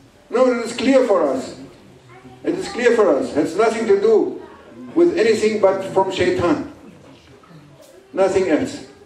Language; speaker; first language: English; non-native, fluent; German